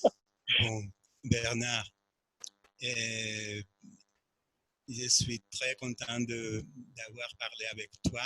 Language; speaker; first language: French; non-native, fluent; Spanish